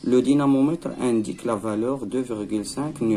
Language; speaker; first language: French; non-native, local second language; Arabic